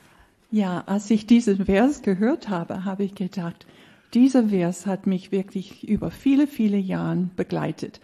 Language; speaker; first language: German; non-native, fluent; English